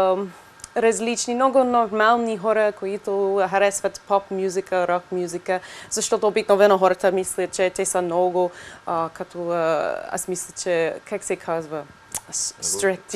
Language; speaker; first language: Bulgarian; non-native, learner; English